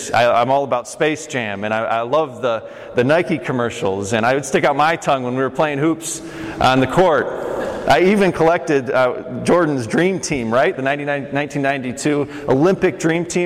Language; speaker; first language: English; native; English